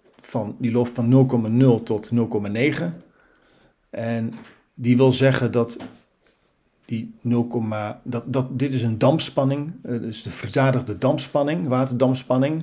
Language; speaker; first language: Dutch; native; Dutch